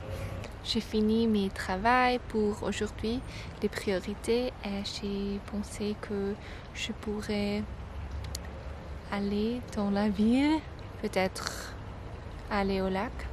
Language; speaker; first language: French; non-native, learner; English